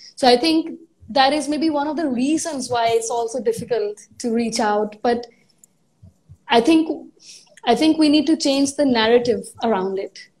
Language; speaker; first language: English; non-native, local second language; Hindi